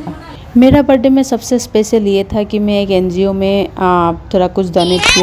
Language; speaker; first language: Hindi; non-native, local second language; Assamese